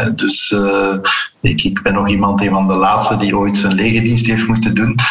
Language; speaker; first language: Dutch; early bilingual, heritage; Dutch